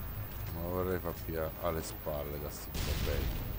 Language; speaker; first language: Italian; native; Italian